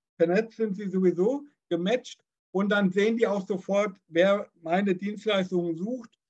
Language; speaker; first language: German; native; German